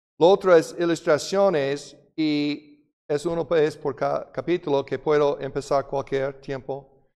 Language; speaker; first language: Spanish; non-native, fluent; English